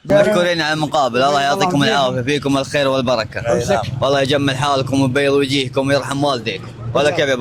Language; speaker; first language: Arabic; native; Arabic